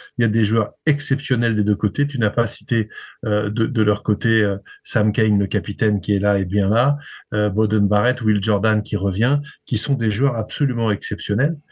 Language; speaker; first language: French; native; French